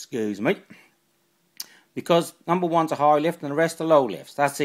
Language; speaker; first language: English; native; English